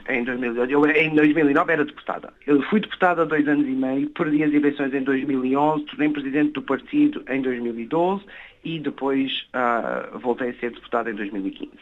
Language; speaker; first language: Portuguese; native; Portuguese